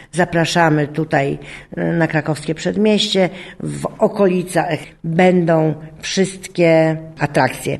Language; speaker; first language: Polish; native; Polish